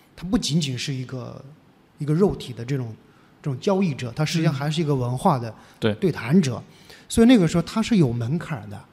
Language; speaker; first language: Chinese; native; Chinese